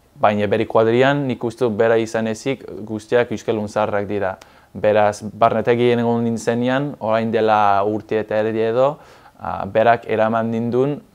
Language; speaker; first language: Basque; non-native, fluent; English